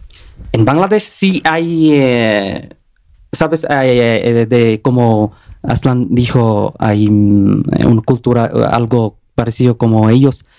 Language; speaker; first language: Spanish; non-native, learner; Bangla